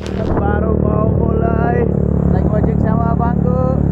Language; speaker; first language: Indonesian; non-native, fluent; English